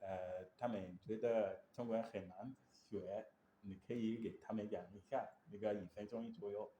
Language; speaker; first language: Chinese; non-native, learner; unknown